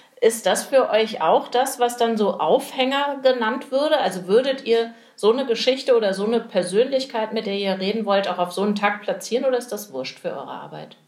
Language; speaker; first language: German; native; German